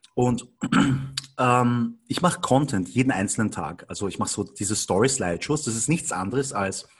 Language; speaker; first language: German; native; German